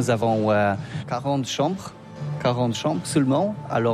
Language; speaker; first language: French; non-native, learner; Polish